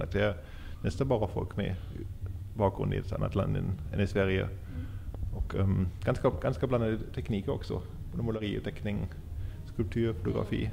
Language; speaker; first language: Swedish; native; Swedish